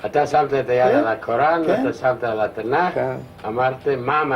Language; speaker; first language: Hebrew; non-native, fluent; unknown